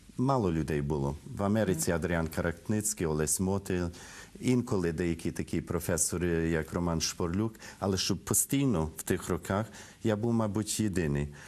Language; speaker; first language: Ukrainian; early bilingual, heritage; Ukrainian